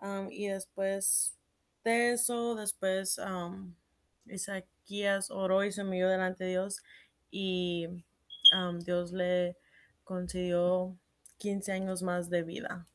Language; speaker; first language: Spanish; early bilingual, heritage; Spanish